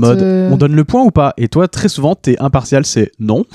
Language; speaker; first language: French; native; French